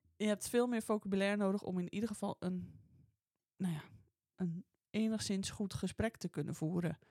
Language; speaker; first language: Dutch; native; Dutch